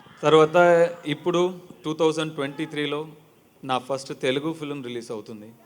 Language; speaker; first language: Telugu; non-native, learner; Tamil